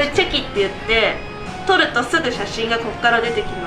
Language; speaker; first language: Japanese; native; Japanese